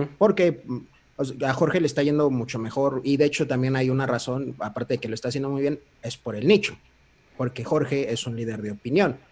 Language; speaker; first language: Spanish; early bilingual, heritage; Spanish